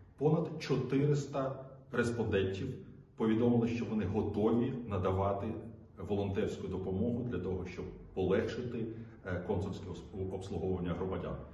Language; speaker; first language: Ukrainian; native; Ukrainian